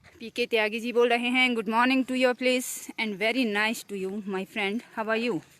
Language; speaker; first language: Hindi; non-native, local second language; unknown